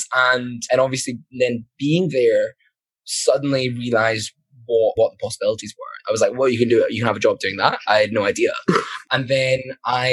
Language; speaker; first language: English; native; English